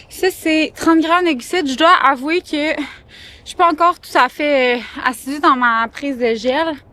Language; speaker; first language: French; native; French